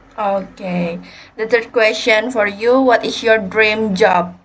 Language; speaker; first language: English; non-native, learner; Indonesian